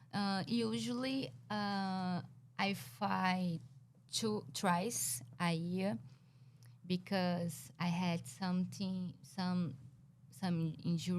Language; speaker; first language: English; non-native, learner; Portuguese